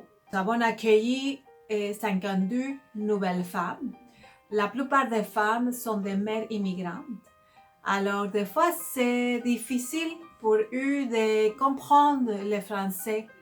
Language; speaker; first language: French; non-native, fluent; Spanish